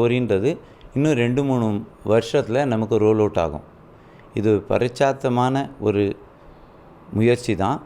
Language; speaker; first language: Tamil; native; Tamil